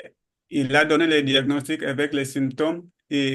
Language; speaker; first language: French; non-native, learner; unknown